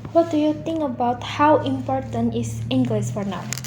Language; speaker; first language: English; non-native, learner; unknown